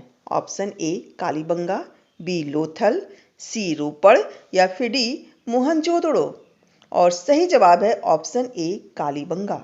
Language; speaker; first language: Hindi; native; Hindi